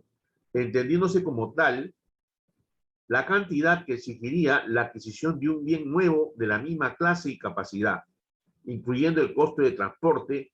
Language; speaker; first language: Spanish; native; Spanish